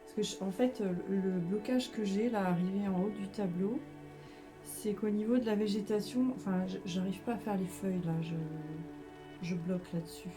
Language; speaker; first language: French; native; French